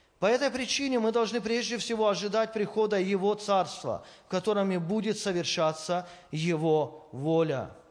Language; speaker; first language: Russian; native; Russian